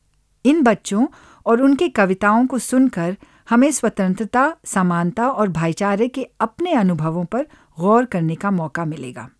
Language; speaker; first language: Hindi; native; Hindi